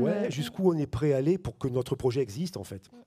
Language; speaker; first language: French; native; French